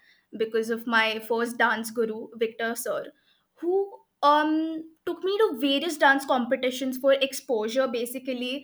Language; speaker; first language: English; non-native, local second language; Hindi